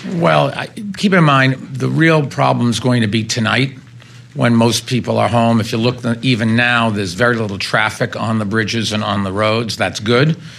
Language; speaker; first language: English; native; English